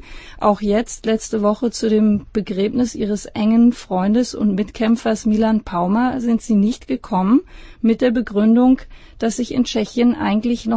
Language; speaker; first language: German; native; German